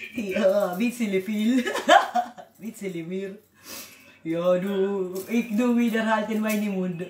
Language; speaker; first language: German; non-native, learner; Waray